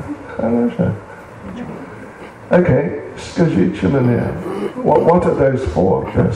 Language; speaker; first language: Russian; non-native, learner; English